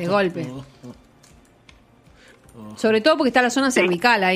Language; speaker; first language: Spanish; native; Spanish